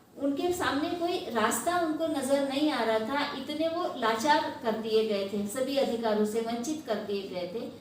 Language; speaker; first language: Hindi; non-native, local second language; Marathi